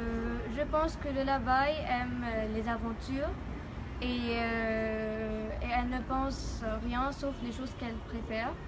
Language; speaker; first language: French; non-native, fluent; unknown